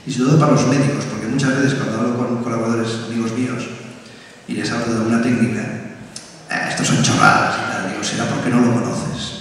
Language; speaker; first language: Spanish; native; Spanish